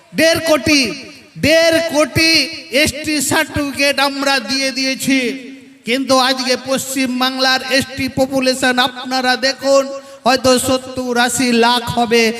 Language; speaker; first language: Bangla; non-native, local second language; Santali